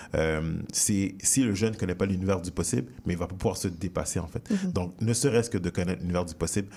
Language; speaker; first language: French; native; French